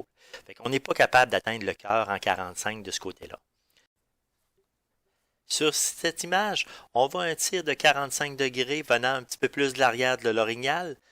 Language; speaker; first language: French; native; French